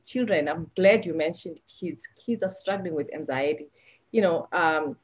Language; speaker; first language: English; non-native, local second language; Xhosa